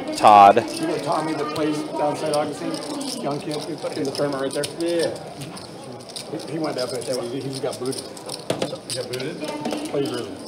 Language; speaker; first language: English; native; English